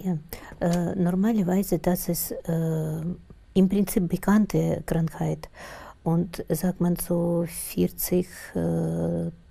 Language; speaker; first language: German; non-native, learner; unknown